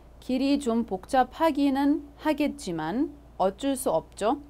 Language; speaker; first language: Korean; non-native, fluent; Arabic